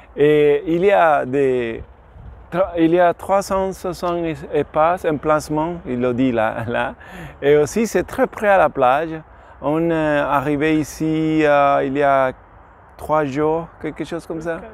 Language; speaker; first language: French; non-native, learner; English